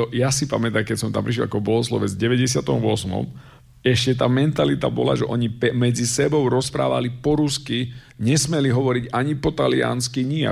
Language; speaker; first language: Slovak; native; Slovak